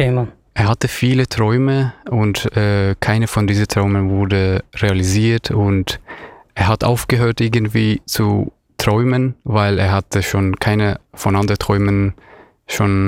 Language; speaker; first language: German; non-native, fluent; Persian